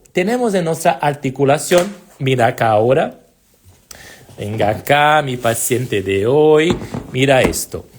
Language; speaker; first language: Spanish; non-native, fluent; Portuguese